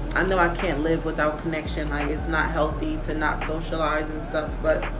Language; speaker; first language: English; native; English